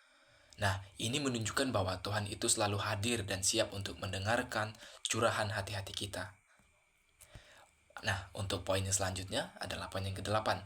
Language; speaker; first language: Indonesian; native; Indonesian